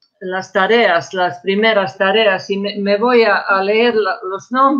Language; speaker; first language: Spanish; non-native, fluent; Croatian